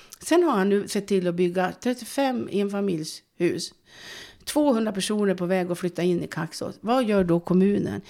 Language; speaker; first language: Swedish; native; Swedish